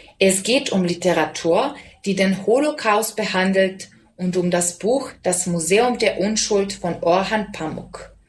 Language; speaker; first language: German; non-native, fluent; Serbian